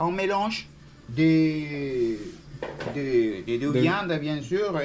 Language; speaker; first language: French; non-native, learner; Spanish